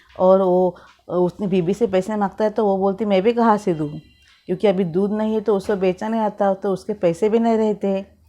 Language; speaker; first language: Hindi; non-native, local second language; Marathi